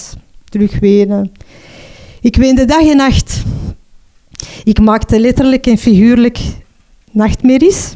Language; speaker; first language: Dutch; non-native, local second language; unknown